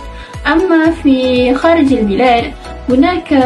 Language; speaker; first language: Arabic; non-native, learner; Malay